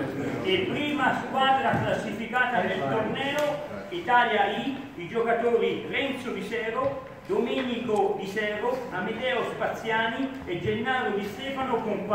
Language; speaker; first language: Italian; native; Italian